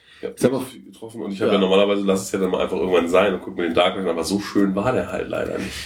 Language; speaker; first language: German; native; German